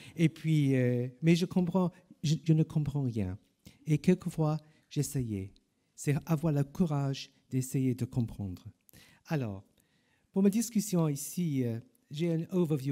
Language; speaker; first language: French; non-native, learner; English